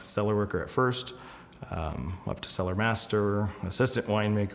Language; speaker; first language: English; native; English